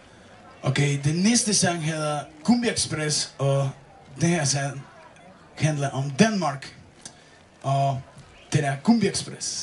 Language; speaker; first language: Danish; non-native, learner; Spanish